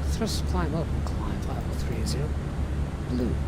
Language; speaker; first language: English; native; English